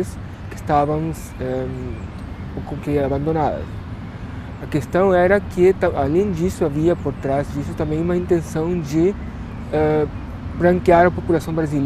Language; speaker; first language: Portuguese; native; Portuguese